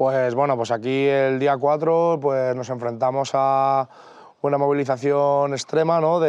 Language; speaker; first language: Spanish; native; Spanish